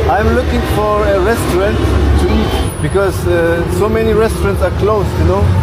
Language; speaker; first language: English; non-native, learner; German